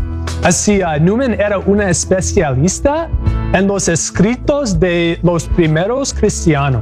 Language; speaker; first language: Spanish; non-native, learner; English